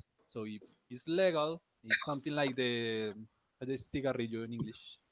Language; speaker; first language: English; non-native, learner; Spanish